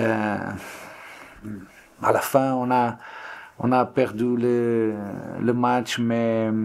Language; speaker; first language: French; non-native, learner; Portuguese